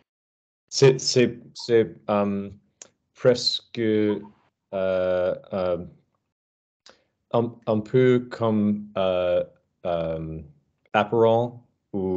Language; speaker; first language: French; non-native, learner; English